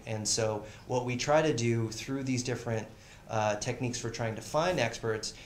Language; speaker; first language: English; native; English